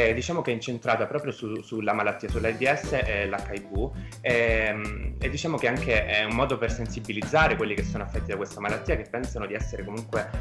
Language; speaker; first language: Italian; native; Italian